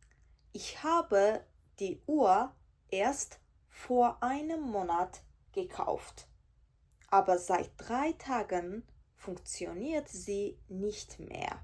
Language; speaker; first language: German; non-native, fluent; Georgian